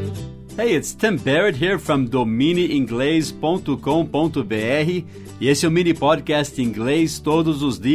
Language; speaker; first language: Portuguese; early bilingual, other home language; English